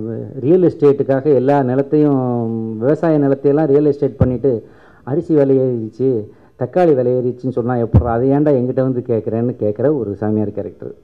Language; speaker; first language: Tamil; native; Tamil